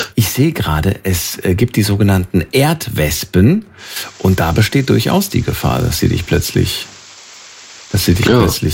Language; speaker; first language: German; native; German